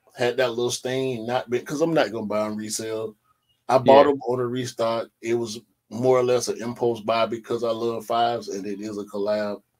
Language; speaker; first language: English; native; English